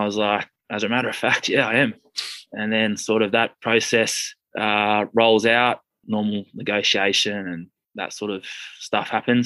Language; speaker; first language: English; native; English